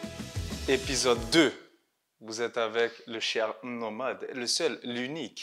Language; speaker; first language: French; native; French